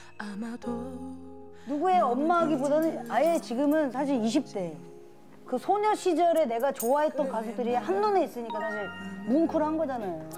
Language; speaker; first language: Korean; native; Korean